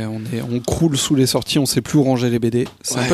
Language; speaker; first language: French; native; French